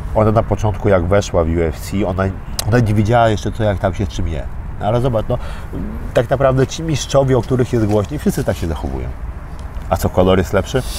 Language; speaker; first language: Polish; early bilingual, other home language; Armenian